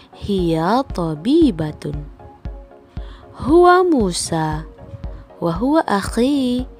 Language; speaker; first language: Arabic; non-native, fluent; Indonesian